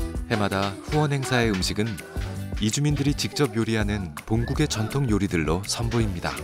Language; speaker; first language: Korean; native; Korean